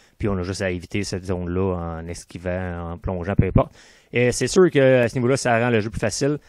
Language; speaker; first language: French; native; French